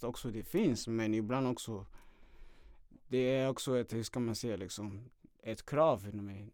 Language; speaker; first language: Swedish; non-native, fluent; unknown